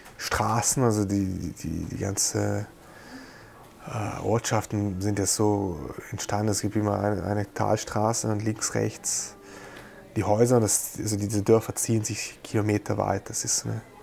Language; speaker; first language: German; non-native, local second language; Ladin